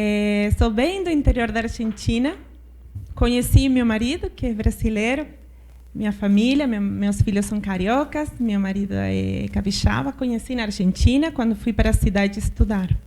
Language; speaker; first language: Portuguese; non-native, fluent; Spanish